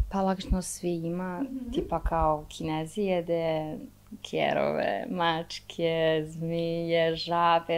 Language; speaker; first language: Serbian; non-native, learner; Chinese